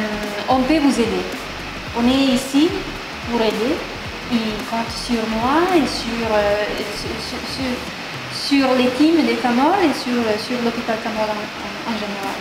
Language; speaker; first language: French; non-native, fluent; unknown